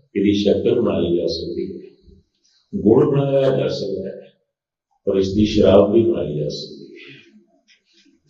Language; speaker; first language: Urdu; non-native, local second language; Punjabi